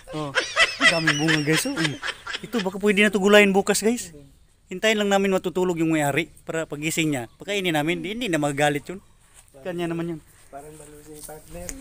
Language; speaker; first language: Filipino; non-native, local second language; Cebuano